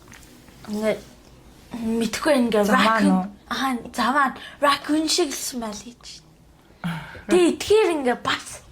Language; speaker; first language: Mongolian; early bilingual, heritage; Mongolian